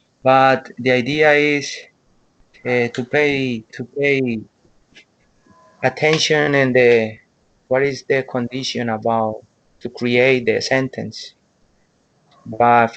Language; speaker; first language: English; non-native, learner; Spanish